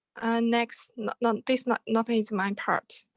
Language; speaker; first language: English; non-native, learner; Chinese